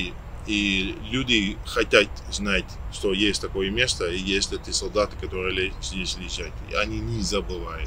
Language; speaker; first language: Russian; non-native, learner; Dutch